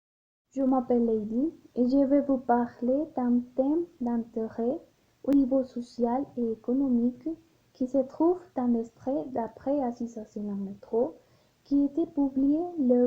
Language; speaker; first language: French; non-native, learner; Spanish